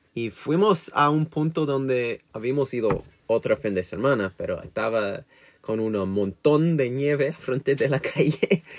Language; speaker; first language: Spanish; non-native, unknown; English